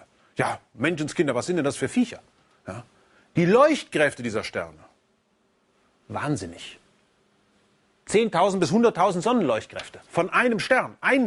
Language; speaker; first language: German; native; German